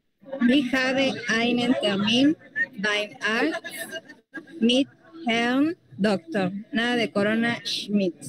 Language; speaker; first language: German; non-native, learner; Spanish